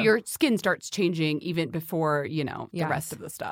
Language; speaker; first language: English; native; English